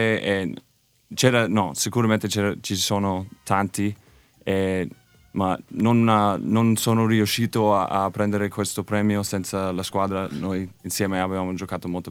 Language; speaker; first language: Italian; non-native, learner; English